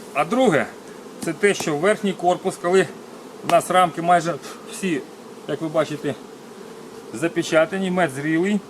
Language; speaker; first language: Ukrainian; non-native, local second language; Russian